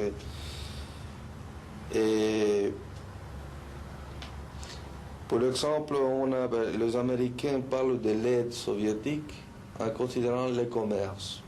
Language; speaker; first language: French; non-native, fluent; Spanish